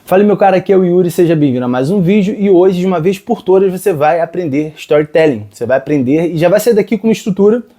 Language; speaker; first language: Portuguese; native; Portuguese